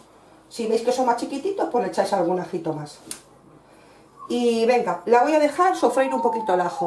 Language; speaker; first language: Spanish; native; Spanish